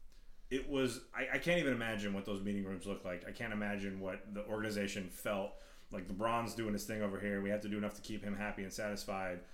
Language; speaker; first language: English; native; English